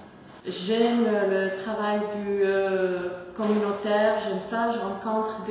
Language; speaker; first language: French; non-native, fluent; Spanish